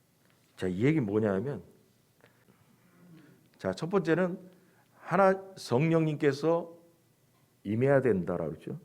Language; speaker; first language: Korean; native; Korean